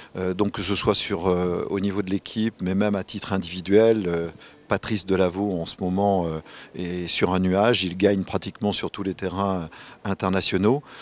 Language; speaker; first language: French; native; French